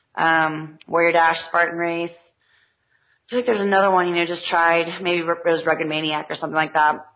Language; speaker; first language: English; native; English